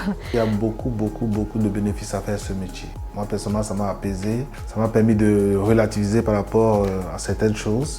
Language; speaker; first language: French; native; French